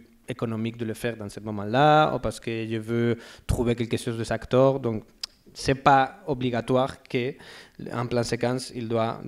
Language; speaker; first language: French; non-native, learner; Spanish